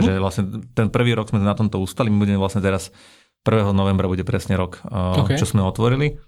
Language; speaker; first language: Slovak; native; Slovak